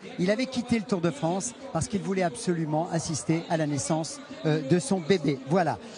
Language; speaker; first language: French; native; French